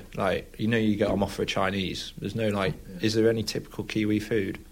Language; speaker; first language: English; native; English